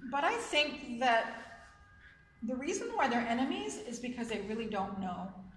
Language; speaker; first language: English; native; English